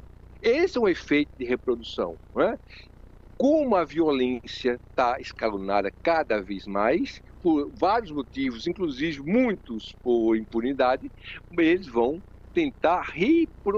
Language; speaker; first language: Portuguese; native; Portuguese